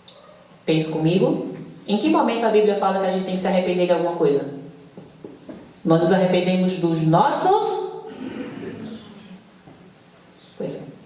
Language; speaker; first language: Portuguese; native; Portuguese